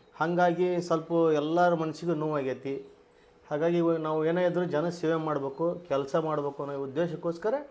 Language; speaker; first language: Kannada; native; Kannada